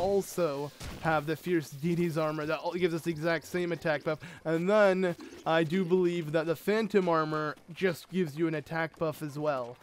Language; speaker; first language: English; native; English